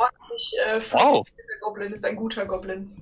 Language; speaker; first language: German; native; German